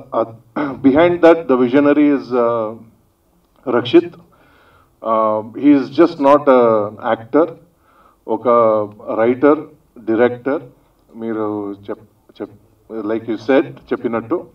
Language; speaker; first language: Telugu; non-native, local second language; Kannada